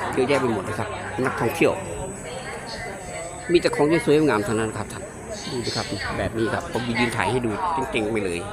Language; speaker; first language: Thai; native; Thai